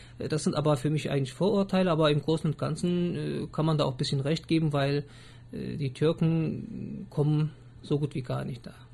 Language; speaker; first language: German; early bilingual, other home language; Turkish